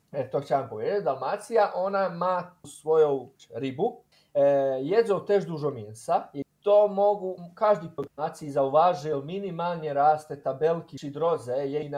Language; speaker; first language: Polish; non-native, learner; Croatian